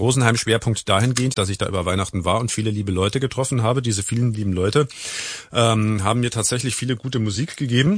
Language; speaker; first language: German; native; German